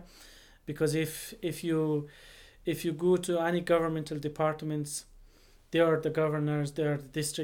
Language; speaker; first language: English; non-native, fluent; Persian